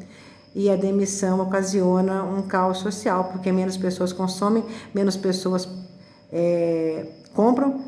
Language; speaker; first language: Portuguese; native; Portuguese